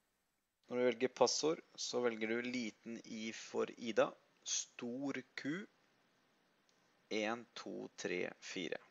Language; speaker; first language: Norwegian; native; Norwegian